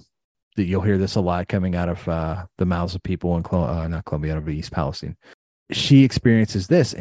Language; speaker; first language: English; native; English